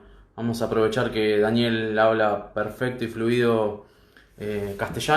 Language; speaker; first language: Spanish; native; Spanish